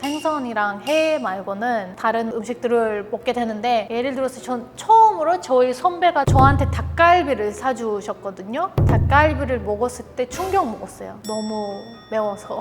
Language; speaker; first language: Korean; non-native, fluent; Turkish